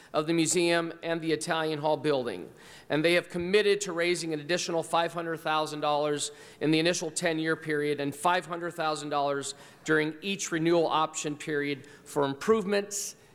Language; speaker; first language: English; early bilingual, other home language; Italian